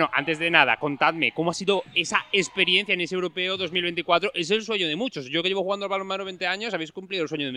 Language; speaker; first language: Spanish; native; Spanish